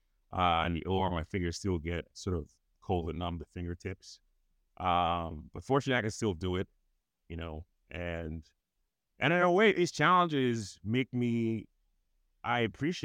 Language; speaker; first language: English; non-native, local second language; Yoruba